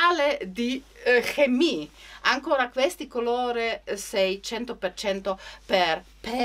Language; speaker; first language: Italian; non-native, learner; Czech